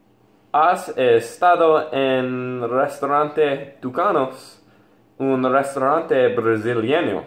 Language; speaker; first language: Spanish; non-native, learner; English